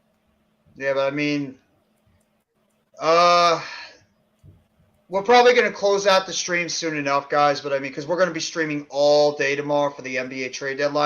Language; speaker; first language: English; native; English